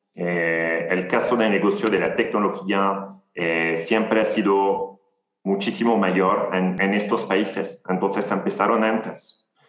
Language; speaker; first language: Spanish; non-native, fluent; French